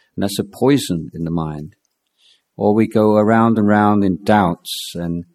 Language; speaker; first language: English; native; English